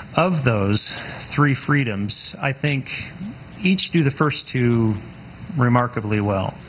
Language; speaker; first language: English; native; English